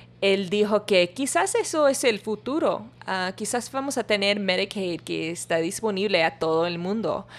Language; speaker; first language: Spanish; non-native, learner; English